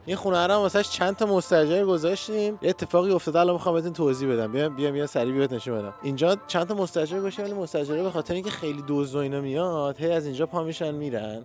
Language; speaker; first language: Persian; native; Persian